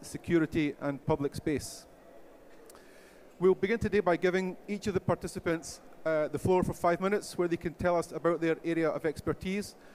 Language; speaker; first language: English; native; English